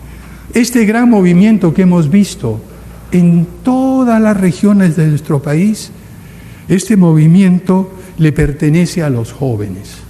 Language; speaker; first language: Spanish; native; Spanish